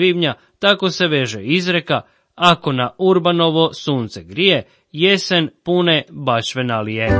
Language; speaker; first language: Croatian; native; Croatian